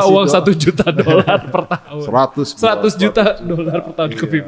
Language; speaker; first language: Indonesian; native; Indonesian